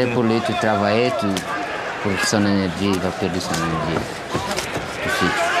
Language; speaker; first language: French; non-native, learner; Romanian